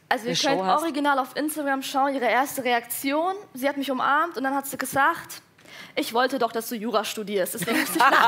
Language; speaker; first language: German; early bilingual, other home language; Persian